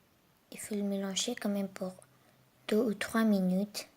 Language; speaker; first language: French; non-native, learner; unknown